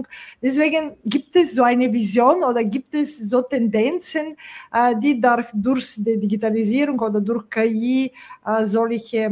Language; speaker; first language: German; non-native, fluent; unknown